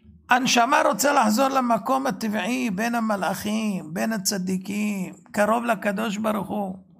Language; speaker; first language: Hebrew; native; Hebrew